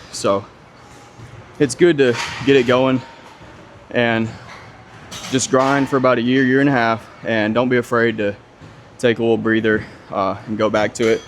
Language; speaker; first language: English; native; English